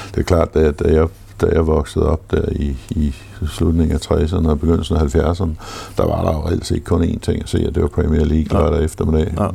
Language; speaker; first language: Danish; native; Danish